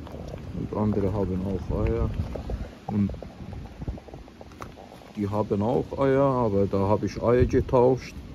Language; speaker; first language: German; non-native, fluent; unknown